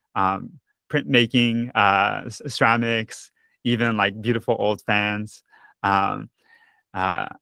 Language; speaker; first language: English; early bilingual, other home language; Japanese